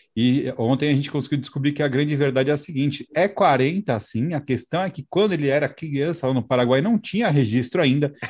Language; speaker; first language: Portuguese; native; Portuguese